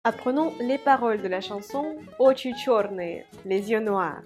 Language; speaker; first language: French; non-native, fluent; Russian